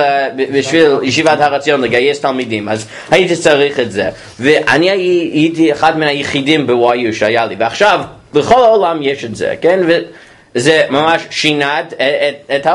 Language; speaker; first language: Hebrew; non-native, fluent; English